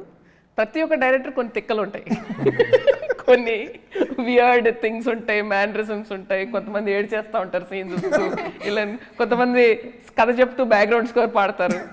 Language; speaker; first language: Telugu; native; Telugu